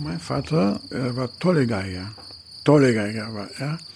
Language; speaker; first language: German; non-native, fluent; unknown